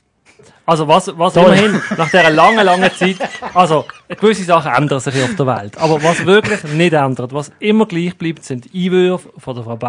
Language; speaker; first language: German; native; German